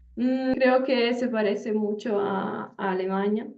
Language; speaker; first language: Spanish; non-native, fluent; Italian